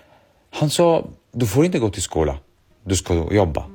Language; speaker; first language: Swedish; early bilingual, other home language; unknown